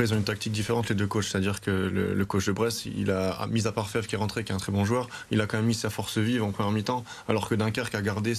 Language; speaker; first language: French; native; French